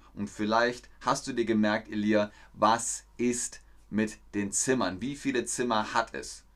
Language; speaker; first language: German; native; German